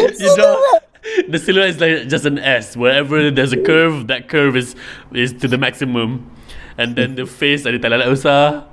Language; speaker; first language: English; non-native, local second language; Malay